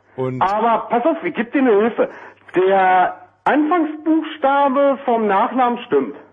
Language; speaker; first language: German; native; German